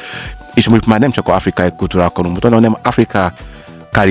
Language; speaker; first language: Hungarian; non-native, learner; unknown